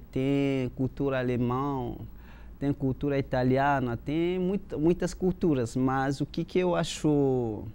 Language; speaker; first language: Portuguese; non-native, fluent; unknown